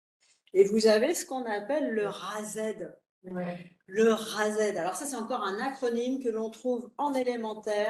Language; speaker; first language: French; native; French